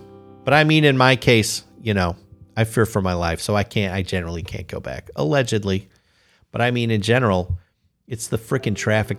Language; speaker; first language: English; native; English